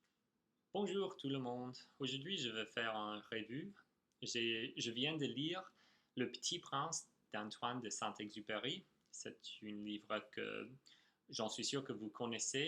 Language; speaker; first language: French; non-native, fluent; English